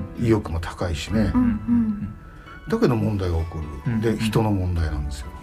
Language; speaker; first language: Japanese; native; Japanese